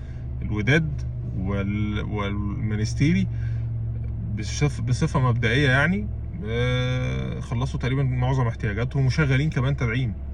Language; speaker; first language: Arabic; native; Arabic